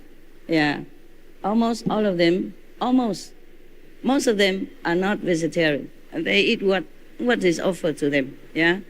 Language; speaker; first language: English; non-native, fluent; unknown